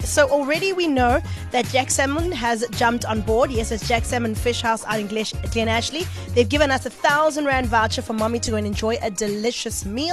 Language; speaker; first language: English; native; English